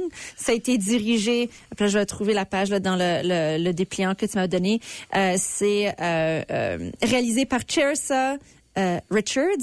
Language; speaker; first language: French; native; French